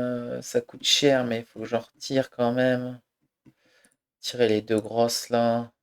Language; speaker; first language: French; native; French